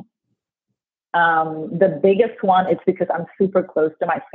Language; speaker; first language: English; non-native, fluent; Spanish